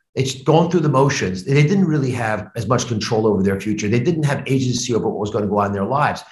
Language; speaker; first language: English; native; English